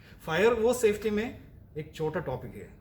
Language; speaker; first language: Hindi; non-native, local second language; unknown